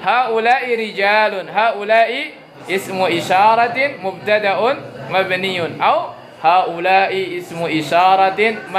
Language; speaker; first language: Arabic; non-native, fluent; Indonesian